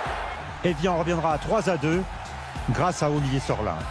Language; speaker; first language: French; native; French